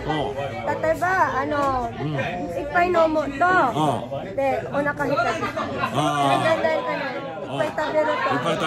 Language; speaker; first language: Japanese; non-native, learner; Filipino